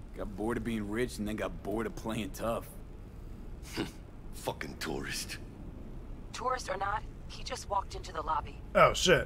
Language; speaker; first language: English; native; English